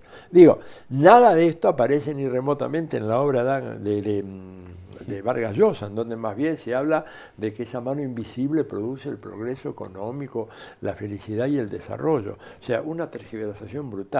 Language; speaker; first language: Spanish; native; Spanish